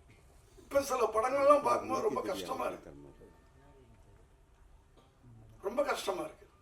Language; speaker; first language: Tamil; native; Tamil